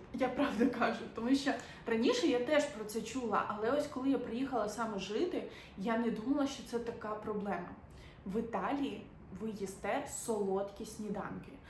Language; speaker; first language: Ukrainian; native; Ukrainian